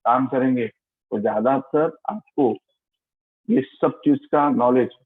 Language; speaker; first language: Hindi; non-native, local second language; Marathi